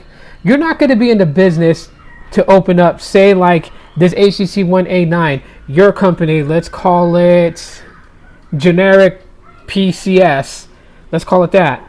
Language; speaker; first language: English; native; English